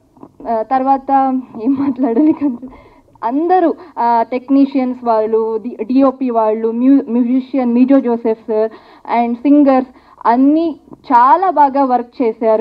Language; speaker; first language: Telugu; non-native, learner; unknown